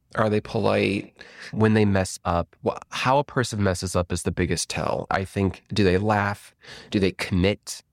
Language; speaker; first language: English; native; English